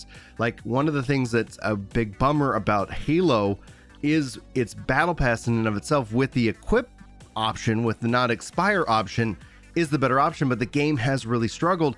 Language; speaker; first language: English; native; English